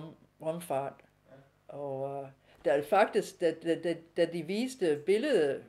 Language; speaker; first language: Danish; non-native, fluent; English